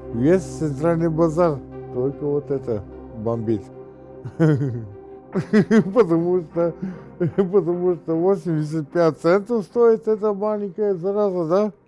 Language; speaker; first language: Russian; native; Russian